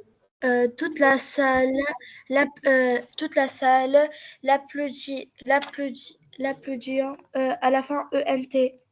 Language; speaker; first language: French; non-native, learner; Arabic